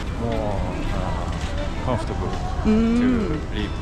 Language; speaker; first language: English; non-native, learner; Japanese